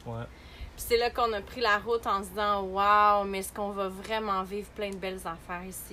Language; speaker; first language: French; native; French